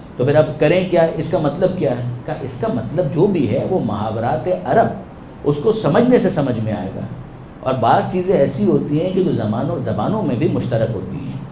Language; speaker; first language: Urdu; non-native, local second language; Gujarati